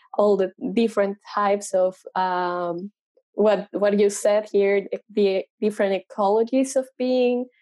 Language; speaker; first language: English; non-native, fluent; Spanish